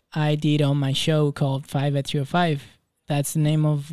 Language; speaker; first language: English; non-native, fluent; Spanish